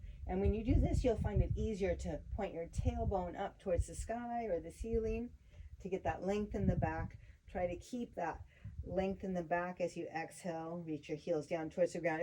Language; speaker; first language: English; native; English